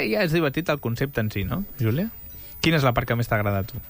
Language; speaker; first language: Catalan; native; Catalan